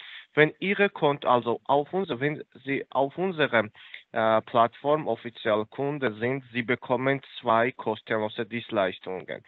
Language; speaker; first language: German; non-native, fluent; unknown